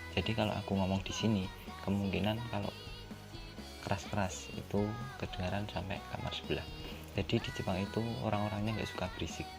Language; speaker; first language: Indonesian; non-native, local second language; Javanese